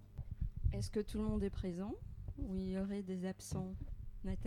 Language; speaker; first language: French; native; French